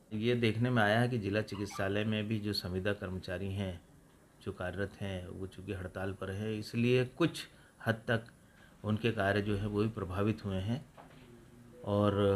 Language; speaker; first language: Hindi; native; Hindi